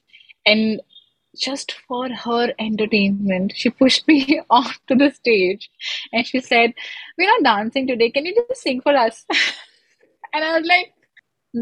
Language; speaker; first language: English; non-native, local second language; Hindi